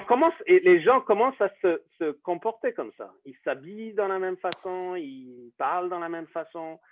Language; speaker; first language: French; non-native, fluent; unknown